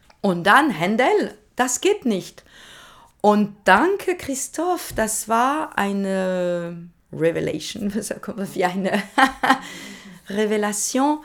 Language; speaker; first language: German; non-native, learner; French